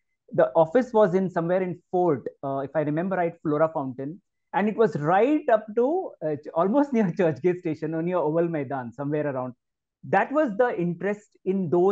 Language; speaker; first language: English; non-native, local second language; Marathi